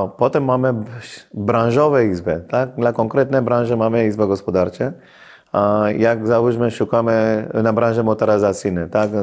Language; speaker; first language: Polish; non-native, fluent; Hindi